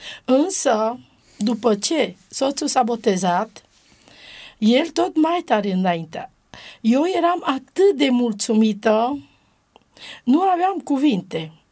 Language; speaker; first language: Romanian; non-native, local second language; Romany